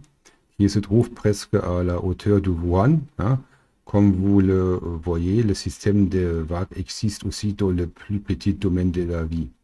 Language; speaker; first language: French; non-native, learner; German